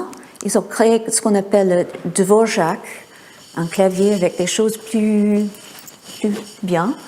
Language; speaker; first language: French; non-native, fluent; English